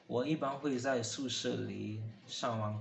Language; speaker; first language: Chinese; non-native, learner; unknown